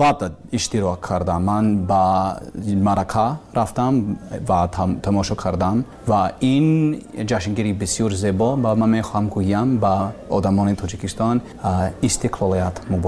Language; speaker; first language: Persian; non-native, learner; English